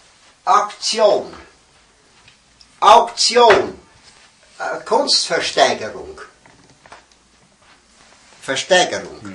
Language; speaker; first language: German; early bilingual, heritage; German